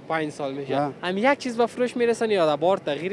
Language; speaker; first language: Persian; native; Persian